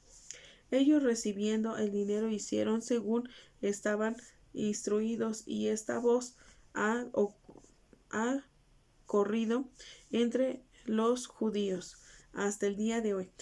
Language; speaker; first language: Spanish; native; Spanish